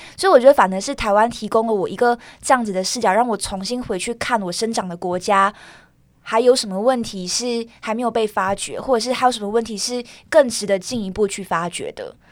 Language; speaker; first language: Chinese; native; Chinese